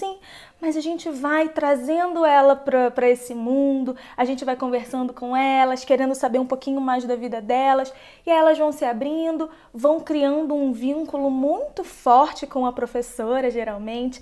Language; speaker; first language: Portuguese; native; Portuguese